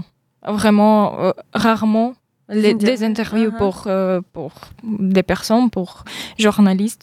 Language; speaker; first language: French; non-native, learner; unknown